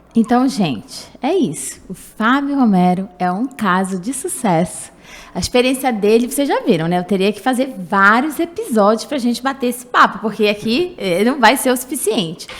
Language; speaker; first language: Portuguese; native; Portuguese